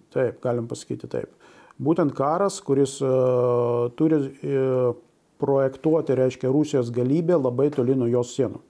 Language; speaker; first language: Lithuanian; non-native, local second language; Russian